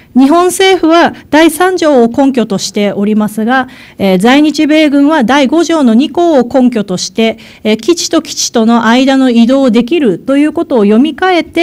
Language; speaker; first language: Japanese; native; Japanese